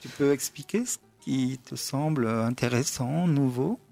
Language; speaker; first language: French; native; French